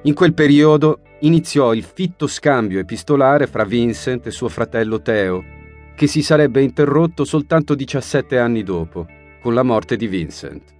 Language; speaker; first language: Italian; native; Italian